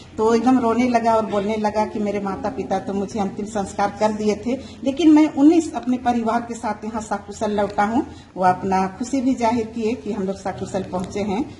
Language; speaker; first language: Hindi; native; Hindi